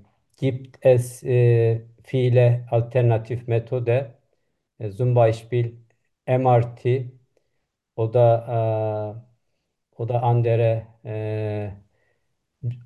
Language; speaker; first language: German; non-native, learner; Turkish